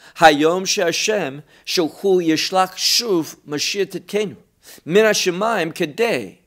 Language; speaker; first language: Hebrew; non-native, fluent; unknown